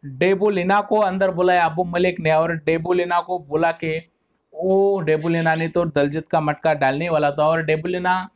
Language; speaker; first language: Hindi; non-native, local second language; Marathi